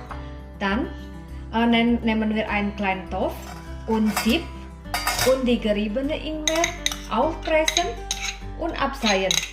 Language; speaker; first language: German; non-native, learner; Indonesian